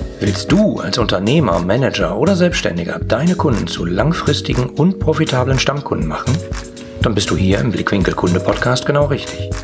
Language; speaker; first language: German; native; German